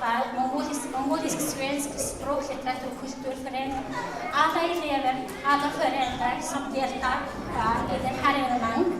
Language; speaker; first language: Swedish; non-native, fluent; Mongolian